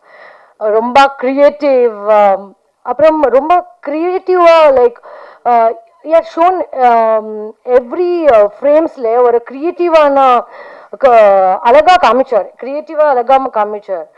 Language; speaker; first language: Tamil; non-native, fluent; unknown